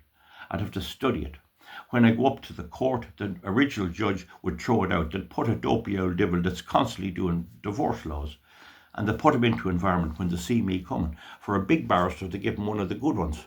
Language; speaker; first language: English; native; English